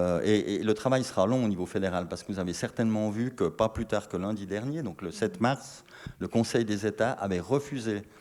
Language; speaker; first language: French; native; French